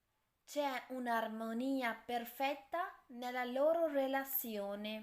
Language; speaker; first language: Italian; non-native, fluent; Urdu